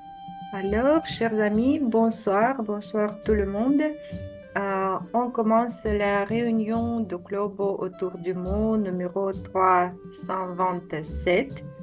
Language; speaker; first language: French; non-native, fluent; Russian